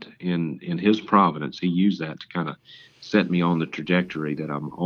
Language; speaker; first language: English; native; English